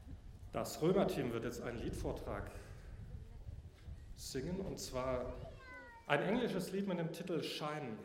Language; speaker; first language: German; native; German